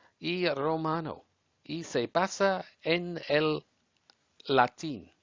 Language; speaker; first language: Spanish; non-native, learner; English